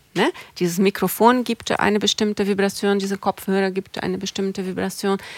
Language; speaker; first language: German; non-native, fluent; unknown